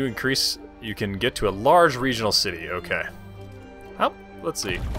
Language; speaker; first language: English; native; English